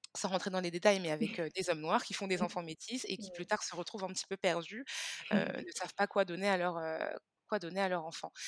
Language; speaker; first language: French; early bilingual, other home language; Hebrew